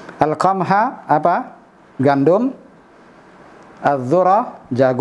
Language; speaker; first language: Arabic; non-native, fluent; Indonesian